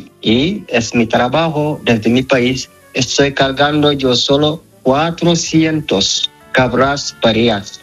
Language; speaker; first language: Spanish; non-native, learner; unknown